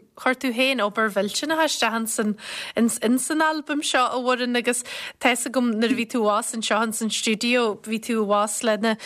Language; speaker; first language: Irish; native; Irish